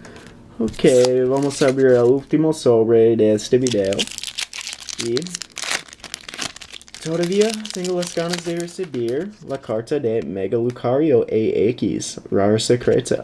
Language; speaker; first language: Spanish; non-native, learner; English